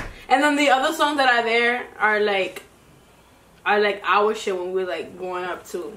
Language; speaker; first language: English; early bilingual, other home language; Spanish